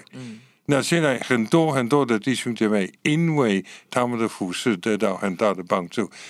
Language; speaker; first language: Chinese; non-native, fluent; English